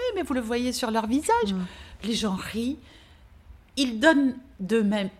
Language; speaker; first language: French; native; French